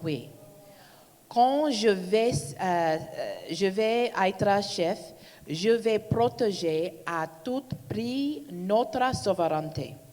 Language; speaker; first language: French; non-native, learner; English